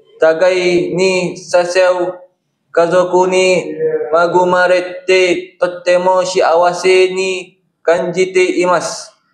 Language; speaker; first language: Japanese; non-native, learner; Malay